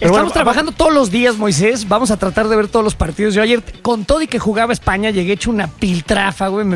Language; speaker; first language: Spanish; native; Spanish